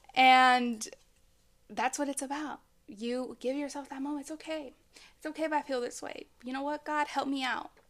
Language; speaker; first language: English; early bilingual, other home language; Spanish